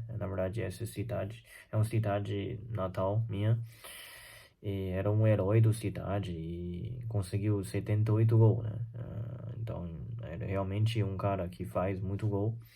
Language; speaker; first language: Portuguese; non-native, fluent; Chinese